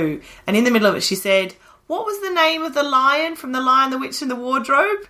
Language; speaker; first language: English; native; English